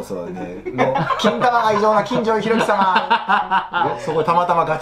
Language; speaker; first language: Japanese; native; Japanese